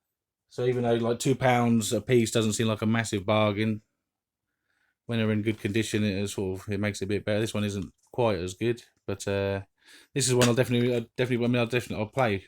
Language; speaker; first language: English; native; English